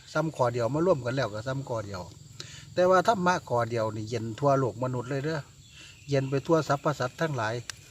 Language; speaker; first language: Thai; native; Thai